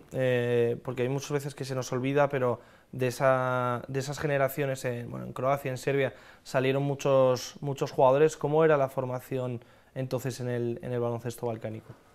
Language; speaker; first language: Spanish; native; Spanish